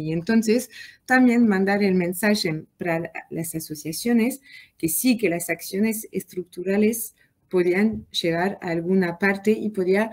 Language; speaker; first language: Portuguese; non-native, learner; French